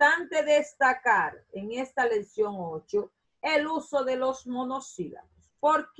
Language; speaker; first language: Spanish; non-native, fluent; Portuguese